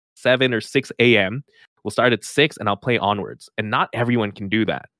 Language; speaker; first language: English; non-native, local second language; Filipino